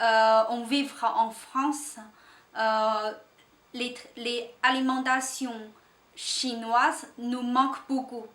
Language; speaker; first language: French; non-native, learner; Chinese